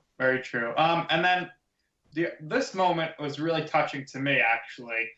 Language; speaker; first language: English; native; English